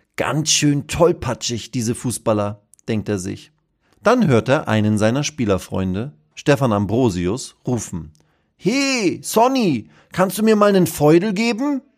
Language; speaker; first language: German; native; German